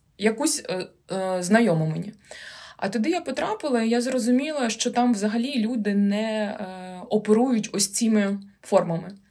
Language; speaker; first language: Ukrainian; non-native, local second language; Russian